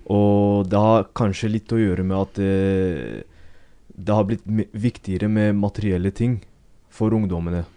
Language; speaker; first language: Norwegian; early bilingual, other home language; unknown